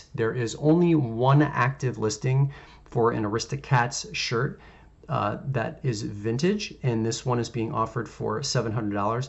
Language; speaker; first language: English; native; English